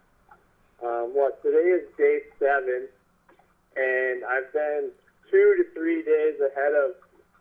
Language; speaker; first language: English; native; English